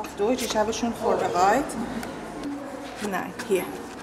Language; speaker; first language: German; non-native, learner; Persian